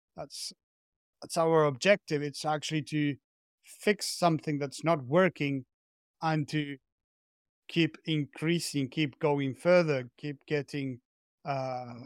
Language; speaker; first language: English; non-native, fluent; Spanish